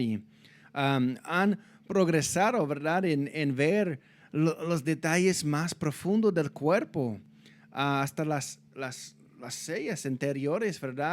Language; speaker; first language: Spanish; non-native, fluent; English